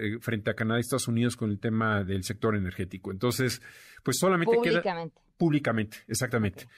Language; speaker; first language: Spanish; native; Spanish